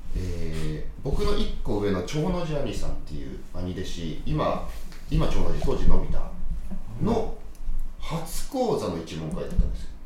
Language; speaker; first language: Japanese; native; Japanese